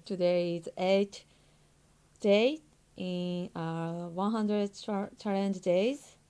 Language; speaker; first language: English; non-native, learner; Japanese